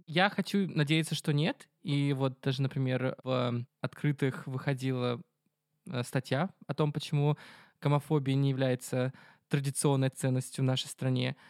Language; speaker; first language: Russian; native; Russian